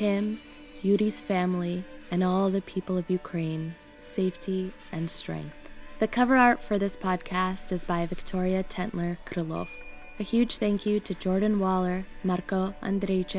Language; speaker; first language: English; early bilingual, other home language; Russian